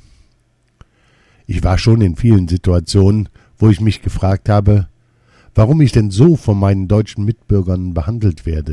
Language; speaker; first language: German; early bilingual, other home language; Arabic